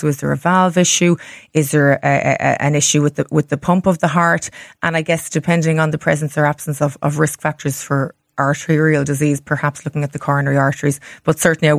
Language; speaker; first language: English; native; English